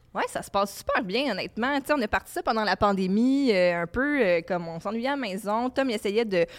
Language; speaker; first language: French; native; French